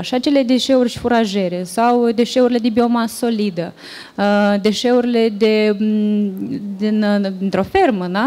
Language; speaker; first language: Romanian; native; Romanian